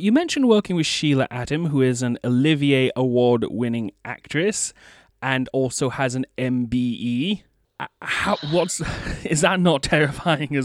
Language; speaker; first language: English; native; English